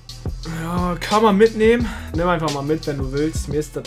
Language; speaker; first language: German; early bilingual, other home language; Turkish